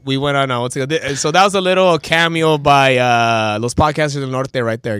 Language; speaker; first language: English; early bilingual, other home language; Spanish